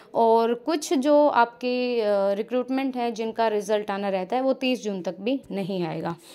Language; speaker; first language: Hindi; native; Hindi